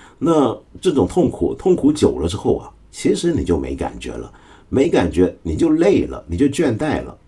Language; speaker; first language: Chinese; early bilingual, other home language; Cantonese